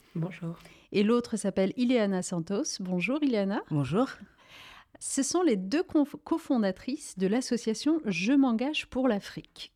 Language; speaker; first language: French; early bilingual, other home language; Riffian